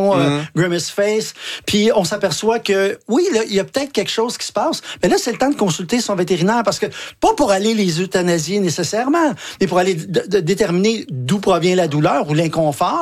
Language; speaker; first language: French; native; French